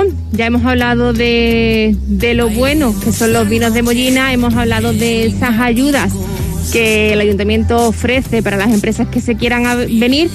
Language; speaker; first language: Spanish; native; Spanish